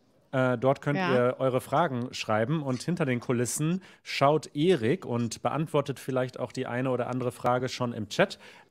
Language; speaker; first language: German; native; German